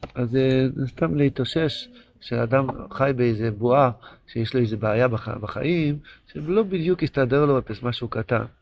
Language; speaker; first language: Hebrew; non-native, local second language; Yiddish